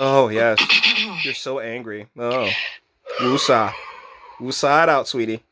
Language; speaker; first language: English; native; English